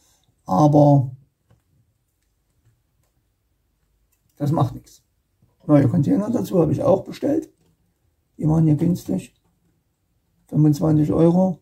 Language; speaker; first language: German; native; German